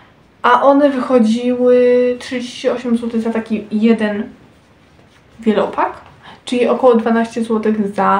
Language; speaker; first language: Polish; native; Polish